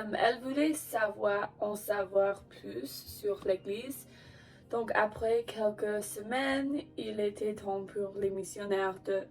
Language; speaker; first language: French; non-native, learner; English